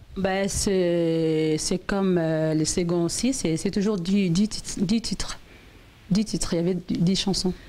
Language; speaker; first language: French; non-native, local second language; Lingala